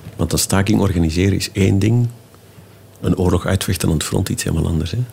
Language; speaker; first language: Dutch; native; Dutch